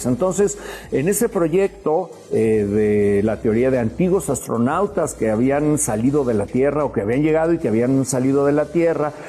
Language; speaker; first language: Spanish; native; Spanish